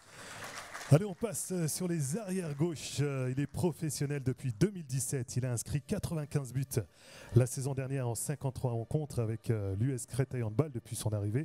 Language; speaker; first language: French; native; French